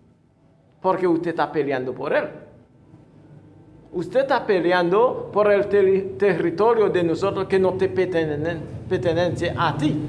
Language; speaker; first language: Spanish; non-native, fluent; Haitian Creole